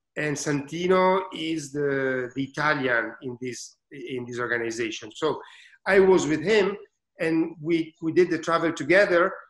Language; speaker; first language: English; non-native, learner; Italian